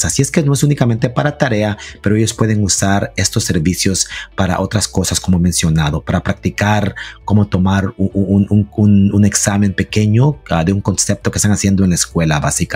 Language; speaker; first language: Spanish; early bilingual, heritage; Spanish